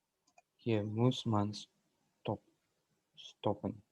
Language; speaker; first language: German; non-native, learner; Indonesian